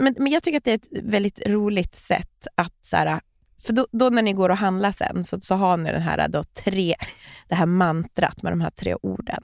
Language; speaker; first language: Swedish; native; Swedish